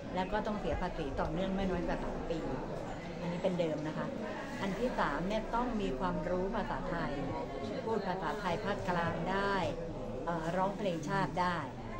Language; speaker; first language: Thai; native; Thai